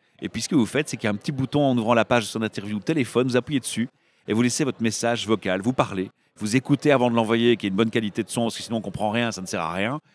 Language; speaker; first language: French; native; French